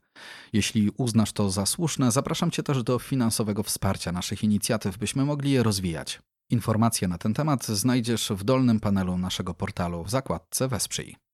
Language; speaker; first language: Polish; native; Polish